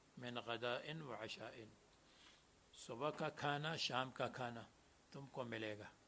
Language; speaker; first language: Urdu; non-native, fluent; Gujarati